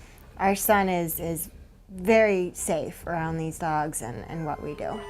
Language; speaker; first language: English; native; English